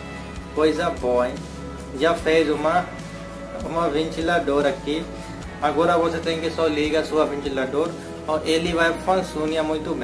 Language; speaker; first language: Portuguese; non-native, learner; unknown